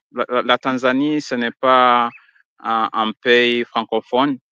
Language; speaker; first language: French; non-native, learner; Swahili